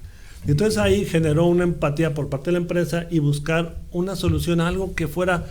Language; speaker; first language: Spanish; native; Spanish